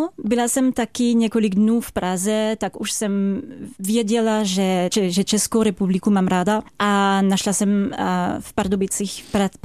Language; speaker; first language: Czech; non-native, fluent; French